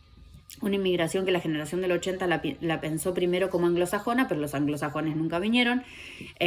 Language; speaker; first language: Spanish; native; Spanish